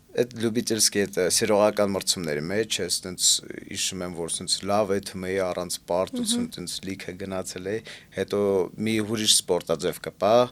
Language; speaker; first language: Armenian; early bilingual, heritage; Armenian